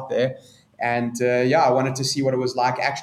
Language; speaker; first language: English; native; English